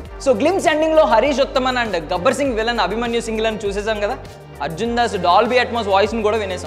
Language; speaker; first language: Telugu; native; Telugu